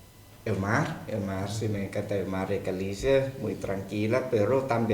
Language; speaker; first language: Spanish; non-native, learner; Thai